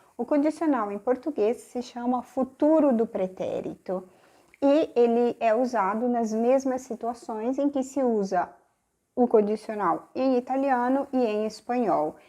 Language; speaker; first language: Portuguese; native; Portuguese